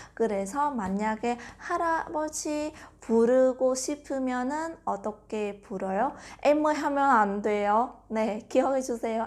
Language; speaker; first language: Korean; non-native, fluent; Vietnamese